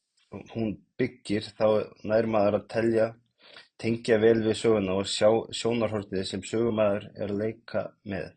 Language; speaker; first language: Icelandic; native; Icelandic